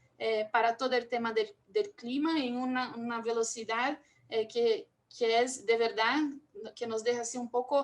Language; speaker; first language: Spanish; non-native, fluent; Portuguese